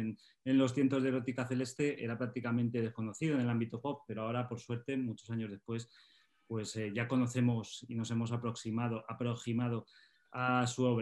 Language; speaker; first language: Spanish; native; Spanish